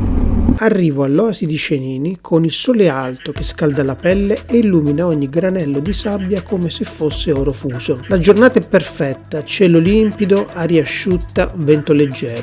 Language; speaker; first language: Italian; native; Italian